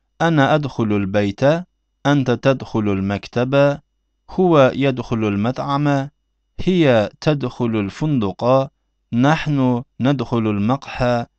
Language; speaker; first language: Arabic; non-native, fluent; Turkish